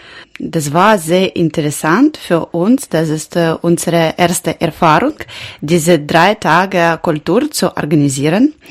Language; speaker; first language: German; non-native, learner; Ukrainian